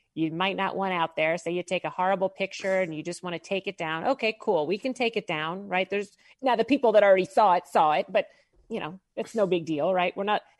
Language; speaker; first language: English; native; English